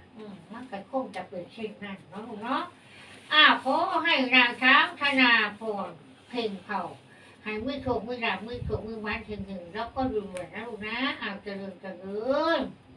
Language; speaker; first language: Thai; native; Thai